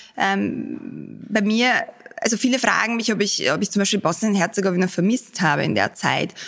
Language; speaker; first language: German; early bilingual, other home language; Bosnian